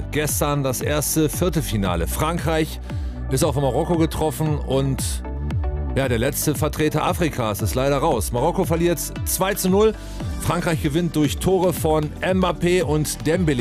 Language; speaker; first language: German; native; German